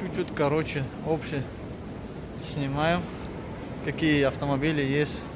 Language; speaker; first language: Russian; non-native, learner; Tajik